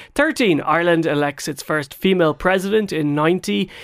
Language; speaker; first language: English; native; English